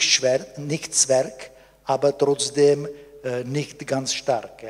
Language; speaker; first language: German; non-native, fluent; Czech